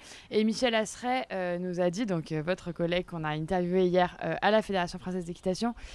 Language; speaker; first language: French; native; French